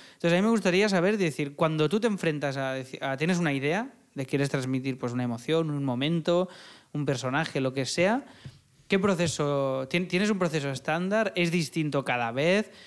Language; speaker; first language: Spanish; native; Spanish